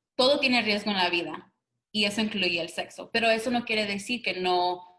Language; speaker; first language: Spanish; early bilingual, other home language; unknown